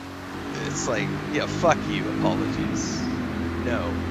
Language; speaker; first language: English; native; English